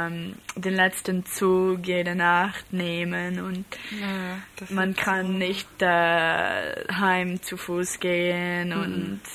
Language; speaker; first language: German; non-native, learner; English